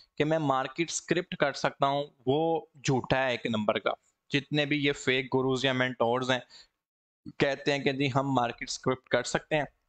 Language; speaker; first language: Hindi; native; Hindi